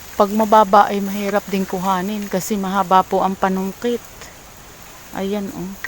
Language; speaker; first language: Filipino; native; Filipino